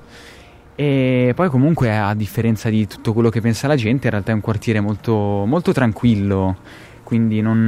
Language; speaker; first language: Italian; native; Italian